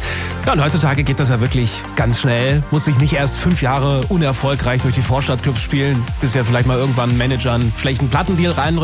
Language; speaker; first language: German; native; German